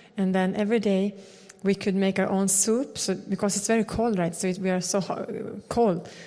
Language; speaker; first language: English; non-native, fluent; Swedish